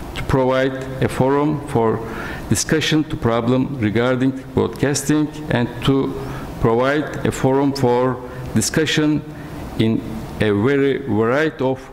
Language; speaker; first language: English; non-native, fluent; Turkish